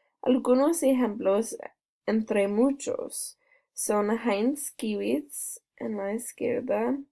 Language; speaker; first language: Spanish; non-native, learner; English